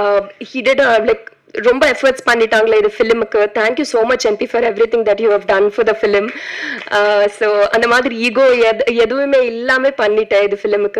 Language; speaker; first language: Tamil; non-native, learner; Telugu